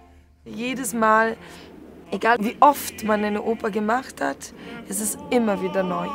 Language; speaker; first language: German; non-native, fluent; Bulgarian